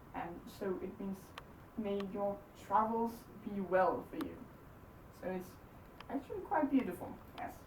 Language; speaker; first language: English; non-native, fluent; Danish